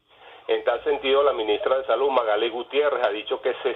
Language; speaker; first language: Spanish; native; Spanish